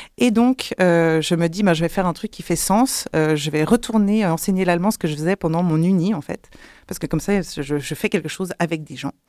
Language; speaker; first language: French; non-native, local second language; German